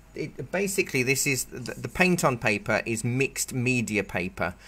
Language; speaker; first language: English; native; English